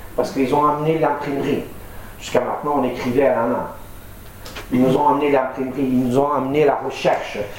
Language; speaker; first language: French; non-native, local second language; Assyrian Neo-Aramaic